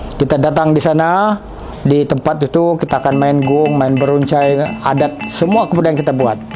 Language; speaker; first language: Malay; non-native, local second language; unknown